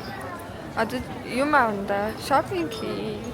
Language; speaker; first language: Korean; non-native, learner; Mongolian